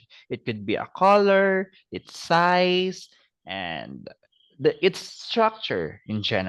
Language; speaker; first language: English; non-native, fluent; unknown